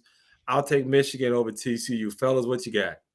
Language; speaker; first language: English; native; English